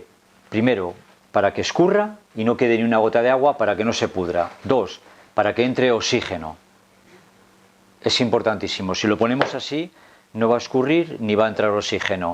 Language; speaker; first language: Spanish; native; Spanish